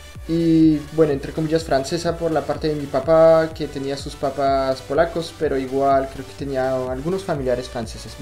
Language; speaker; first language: Spanish; non-native, fluent; French